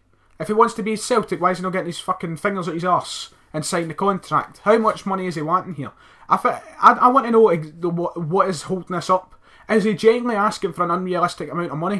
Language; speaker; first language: English; native; English